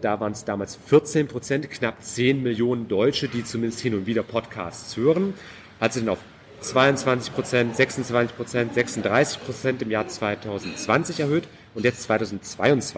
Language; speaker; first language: German; native; German